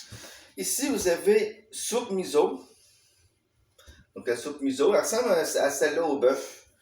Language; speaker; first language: French; native; French